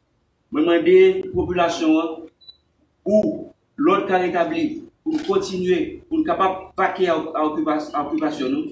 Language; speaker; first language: French; non-native, local second language; Haitian Creole